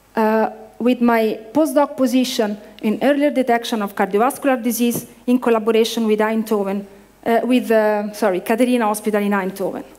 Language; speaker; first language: English; non-native, fluent; Italian